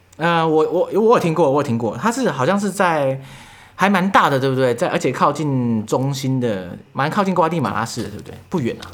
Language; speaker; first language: Chinese; native; Chinese